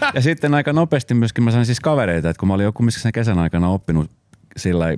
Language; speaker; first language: Finnish; early bilingual, other home language; Spanish